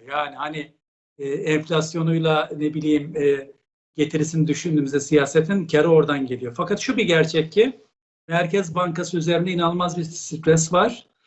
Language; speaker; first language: Turkish; native; Turkish